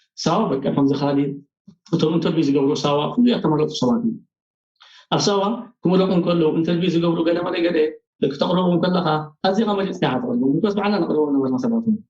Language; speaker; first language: Tigrinya; early bilingual, heritage; Tigrinya